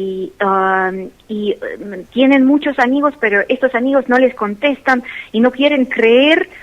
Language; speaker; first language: Spanish; non-native, fluent; Russian